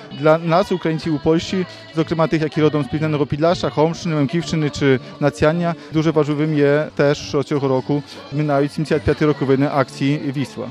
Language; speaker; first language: Ukrainian; early bilingual, heritage; Ukrainian